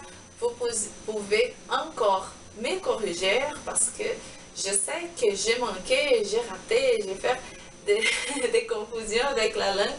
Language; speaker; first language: French; non-native, learner; Portuguese